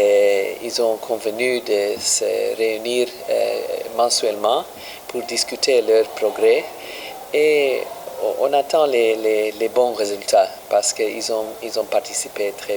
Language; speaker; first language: French; non-native, learner; English